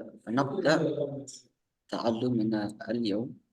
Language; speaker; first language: Arabic; non-native, fluent; Indonesian